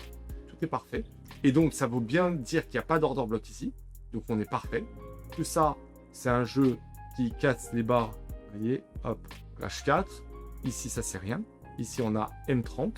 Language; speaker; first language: French; native; French